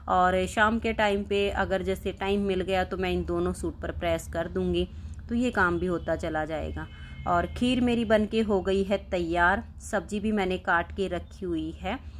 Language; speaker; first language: Hindi; native; Hindi